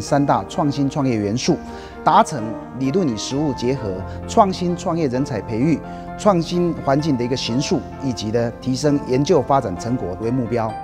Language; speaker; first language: Chinese; native; Chinese